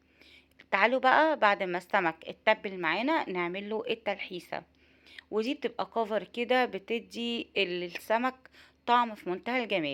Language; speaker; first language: Arabic; native; Arabic